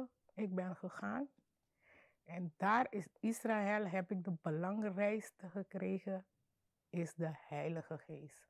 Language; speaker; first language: Dutch; non-native, local second language; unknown